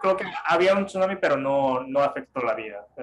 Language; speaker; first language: Spanish; non-native, fluent; Japanese